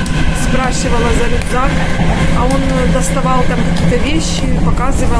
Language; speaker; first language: Russian; native; Russian